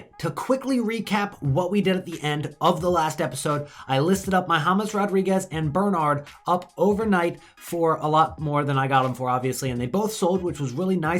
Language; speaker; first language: English; native; English